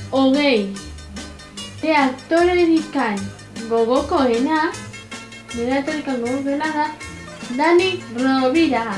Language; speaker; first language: Basque; non-native, local second language; Spanish